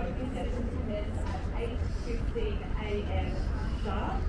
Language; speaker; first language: English; native; English